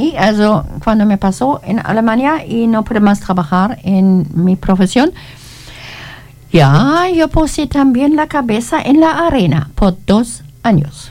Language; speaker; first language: Spanish; non-native, learner; German